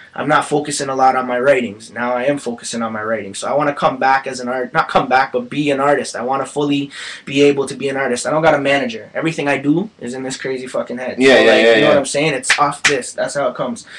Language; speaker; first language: English; native; English